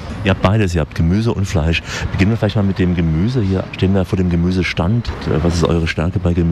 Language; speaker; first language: German; native; German